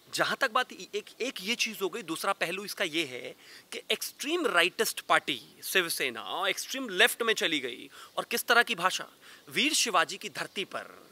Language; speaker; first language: Hindi; native; Hindi